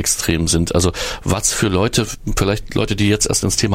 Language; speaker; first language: German; native; German